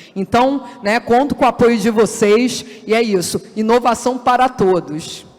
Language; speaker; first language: Portuguese; native; Portuguese